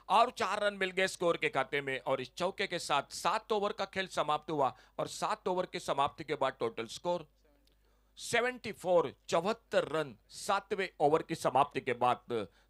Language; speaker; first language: Hindi; non-native, local second language; Konkani